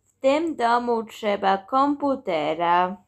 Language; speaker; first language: Polish; early bilingual, heritage; Polish